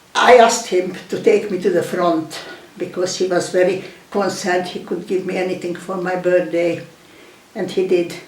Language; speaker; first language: English; non-native, fluent; Hungarian